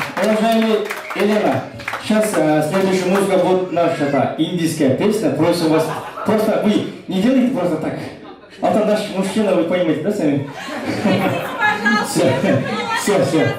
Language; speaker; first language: Russian; non-native, local second language; Kyrgyz